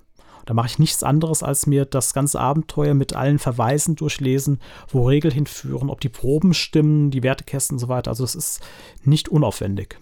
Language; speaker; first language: German; native; German